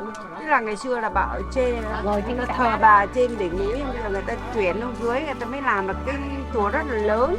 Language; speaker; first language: Vietnamese; native; Vietnamese